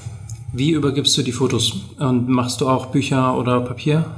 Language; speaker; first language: German; native; German